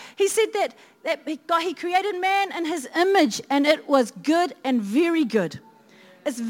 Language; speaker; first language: English; native; English